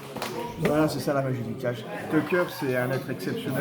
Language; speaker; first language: French; native; French